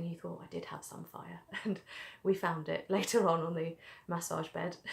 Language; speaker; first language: English; native; English